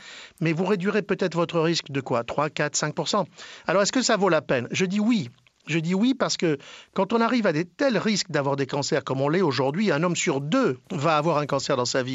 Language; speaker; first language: French; native; French